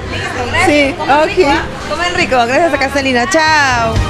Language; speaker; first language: Spanish; native; Spanish